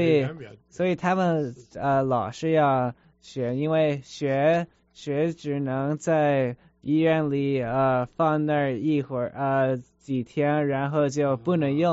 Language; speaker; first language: Chinese; early bilingual, heritage; Chinese